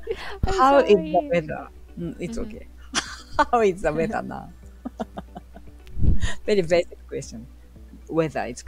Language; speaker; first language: English; non-native, learner; Japanese